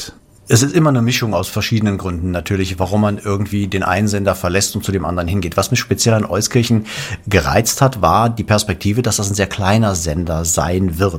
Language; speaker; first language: German; native; German